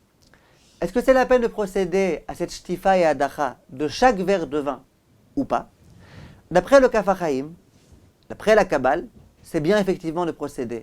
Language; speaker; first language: French; native; French